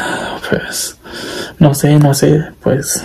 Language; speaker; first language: Spanish; non-native, learner; Japanese